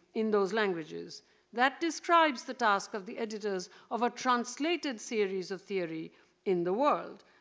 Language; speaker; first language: English; non-native, local second language; Bangla